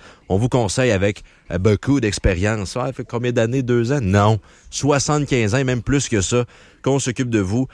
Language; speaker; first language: French; native; French